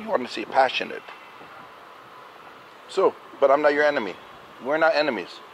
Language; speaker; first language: English; native; English